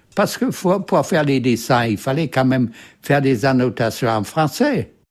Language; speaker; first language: French; non-native, fluent; German